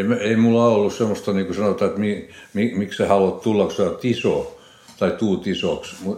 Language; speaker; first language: Finnish; non-native, local second language; Swedish